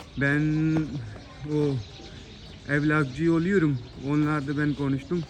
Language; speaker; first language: Turkish; non-native, learner; Urdu